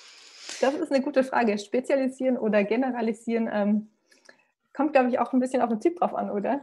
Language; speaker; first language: German; native; German